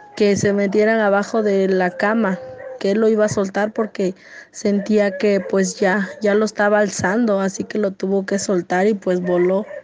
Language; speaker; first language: Spanish; native; Spanish